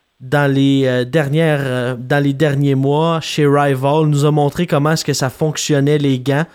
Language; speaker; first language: French; native; French